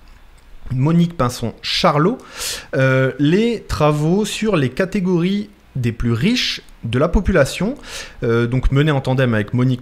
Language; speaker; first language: French; native; French